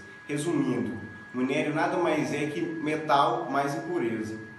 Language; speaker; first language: Portuguese; native; Portuguese